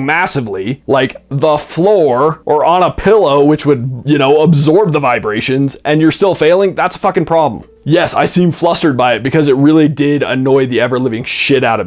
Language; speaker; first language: English; native; English